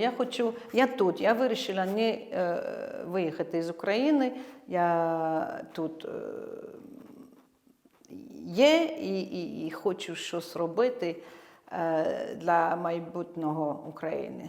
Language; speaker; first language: Ukrainian; non-native, fluent; French